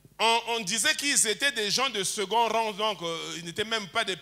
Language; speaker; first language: French; native; French